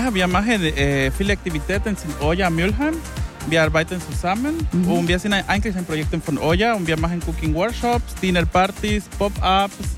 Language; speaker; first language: German; non-native, learner; Spanish